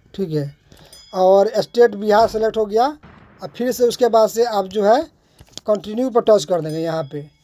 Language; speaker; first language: Hindi; native; Hindi